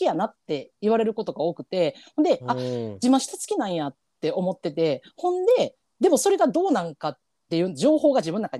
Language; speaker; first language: Japanese; native; Japanese